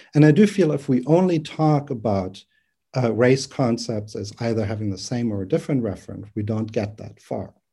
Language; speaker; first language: English; non-native, fluent; German